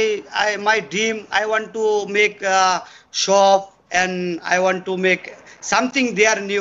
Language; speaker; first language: English; non-native, learner; Bangla